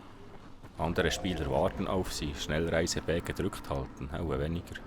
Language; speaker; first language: German; native; German